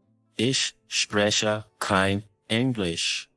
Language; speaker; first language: German; non-native, fluent; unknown